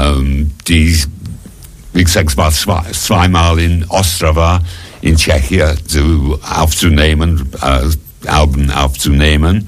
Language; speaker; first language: German; non-native, fluent; English